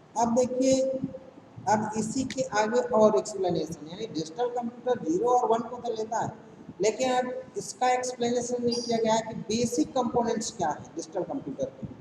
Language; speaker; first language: Hindi; native; Hindi